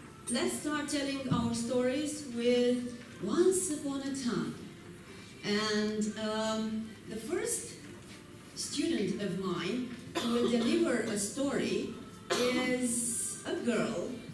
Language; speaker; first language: English; non-native, fluent; Romanian